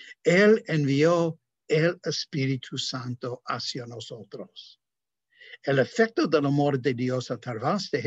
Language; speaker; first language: Spanish; non-native, fluent; English